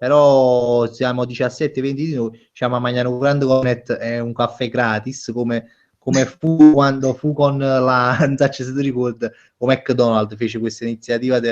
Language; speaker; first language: Italian; native; Italian